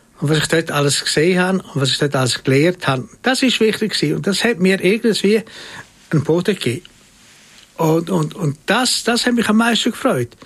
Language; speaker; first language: German; native; German